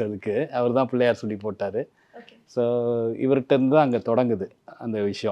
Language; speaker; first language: Tamil; native; Tamil